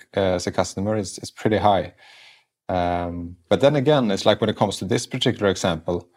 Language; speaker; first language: English; non-native, fluent; Swedish